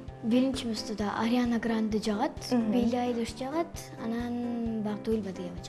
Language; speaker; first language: Kyrgyz; early bilingual, other home language; Turkish